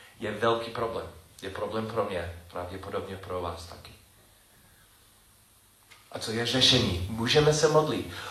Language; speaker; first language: Czech; non-native, learner; English